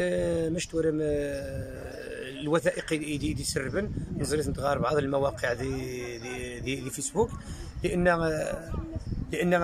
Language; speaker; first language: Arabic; non-native, local second language; Riffian